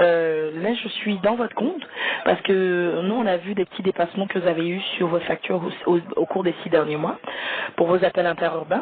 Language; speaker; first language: French; native; French